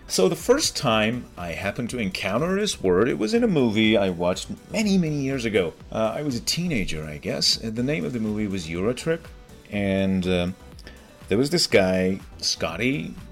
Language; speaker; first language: English; non-native, fluent; Persian